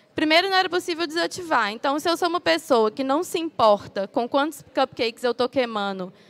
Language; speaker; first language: Portuguese; native; Portuguese